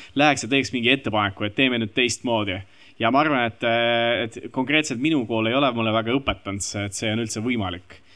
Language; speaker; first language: Estonian; non-native, local second language; Russian